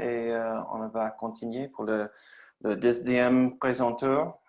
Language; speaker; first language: French; non-native, learner; English